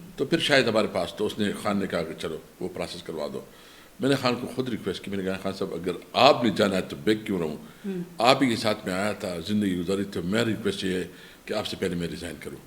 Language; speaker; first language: Urdu; non-native, local second language; Pashto